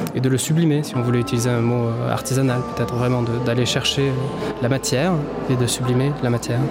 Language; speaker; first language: French; native; French